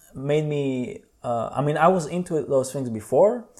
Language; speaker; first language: English; non-native, fluent; Hebrew